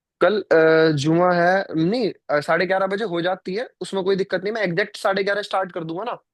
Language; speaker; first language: Hindi; native; Hindi